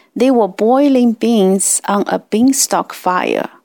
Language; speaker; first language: English; non-native, fluent; Chinese